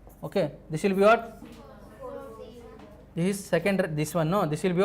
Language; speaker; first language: English; non-native, local second language; Telugu